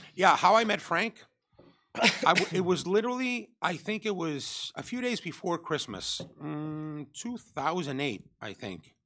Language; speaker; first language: English; early bilingual, other home language; Spanish